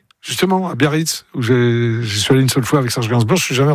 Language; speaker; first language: French; native; French